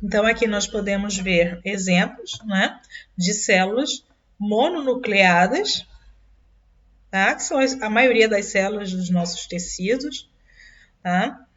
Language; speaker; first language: Portuguese; native; Portuguese